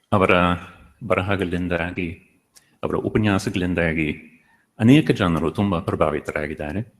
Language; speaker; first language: Kannada; non-native, fluent; Dutch